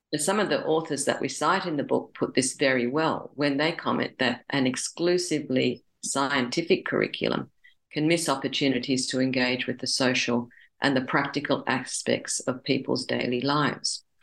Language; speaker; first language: English; native; English